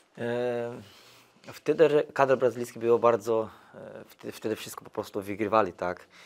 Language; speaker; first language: Polish; non-native, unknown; Portuguese